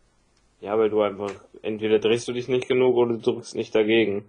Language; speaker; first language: German; native; German